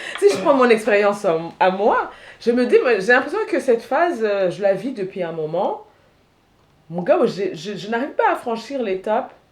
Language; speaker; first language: French; non-native, local second language; Rundi